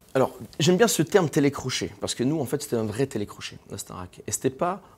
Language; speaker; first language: French; native; French